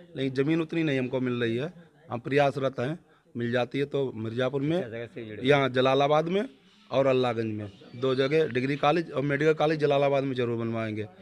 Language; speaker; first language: Hindi; native; Hindi